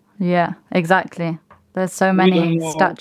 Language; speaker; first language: English; non-native, learner; Italian